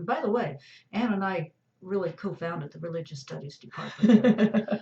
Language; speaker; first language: English; native; English